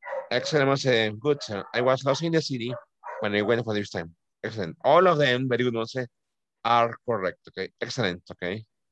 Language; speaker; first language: English; non-native, fluent; Spanish